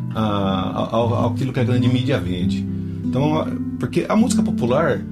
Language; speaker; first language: Portuguese; native; Portuguese